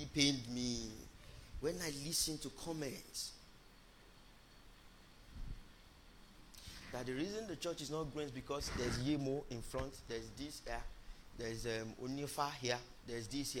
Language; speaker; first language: English; non-native, local second language; Yoruba